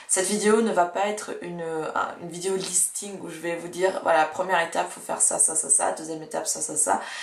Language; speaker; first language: French; early bilingual, other home language; Russian